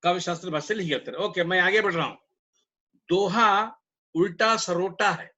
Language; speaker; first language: Hindi; non-native, local second language; Kannada